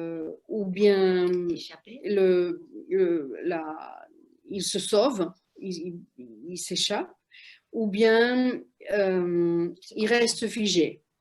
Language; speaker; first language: French; non-native, fluent; Spanish